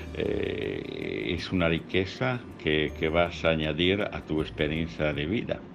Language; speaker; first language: Spanish; non-native, learner; Italian